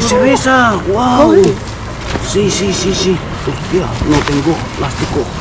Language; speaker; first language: Spanish; non-native, learner; Filipino